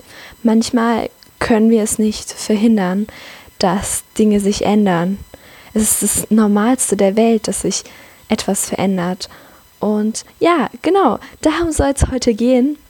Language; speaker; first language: German; native; German